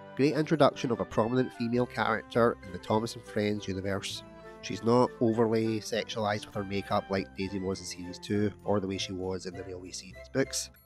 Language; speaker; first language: English; native; English